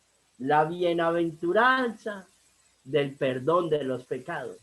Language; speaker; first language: Spanish; native; Spanish